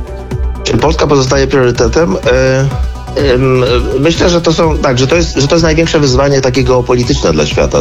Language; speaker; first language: Polish; native; Polish